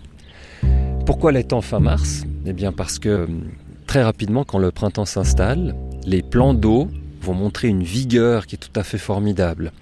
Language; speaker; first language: French; native; French